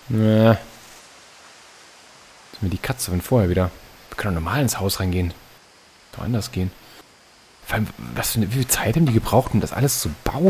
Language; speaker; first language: German; native; German